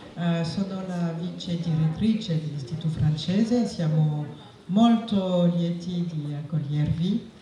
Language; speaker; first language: Italian; non-native, fluent; French